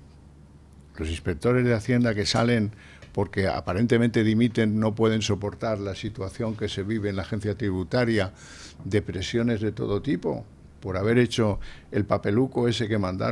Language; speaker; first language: Spanish; native; Spanish